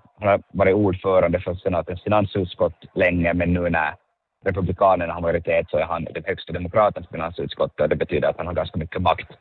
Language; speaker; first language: Swedish; native; Swedish